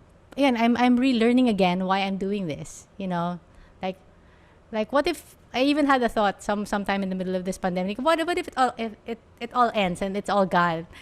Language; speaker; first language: English; non-native, local second language; Filipino